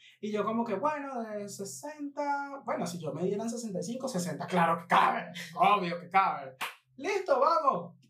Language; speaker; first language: Spanish; native; Spanish